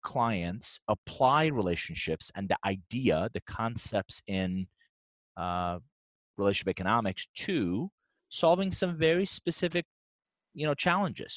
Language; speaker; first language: English; non-native, fluent; Persian